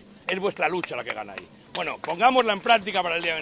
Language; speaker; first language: Spanish; native; Spanish